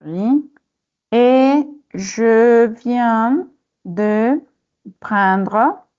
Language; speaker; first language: French; non-native, fluent; Spanish